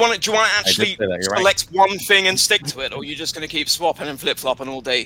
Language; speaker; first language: English; native; English